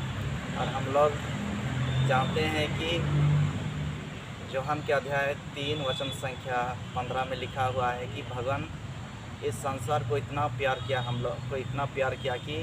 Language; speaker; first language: Hindi; non-native, local second language; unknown